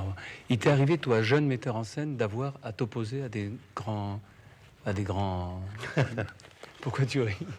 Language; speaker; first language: French; native; French